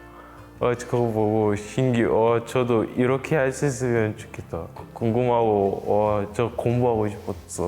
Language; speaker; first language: Korean; early bilingual, other home language; English